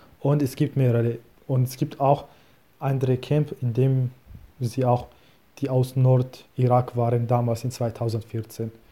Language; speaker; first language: German; non-native, learner; Kurdish